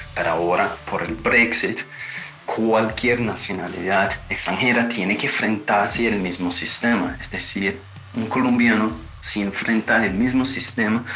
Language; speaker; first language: Spanish; non-native, fluent; English